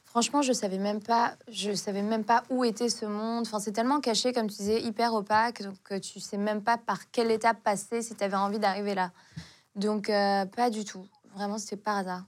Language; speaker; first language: French; non-native, local second language; Arabic